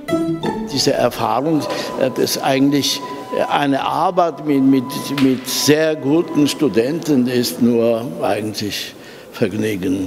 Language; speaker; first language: German; non-native, fluent; Polish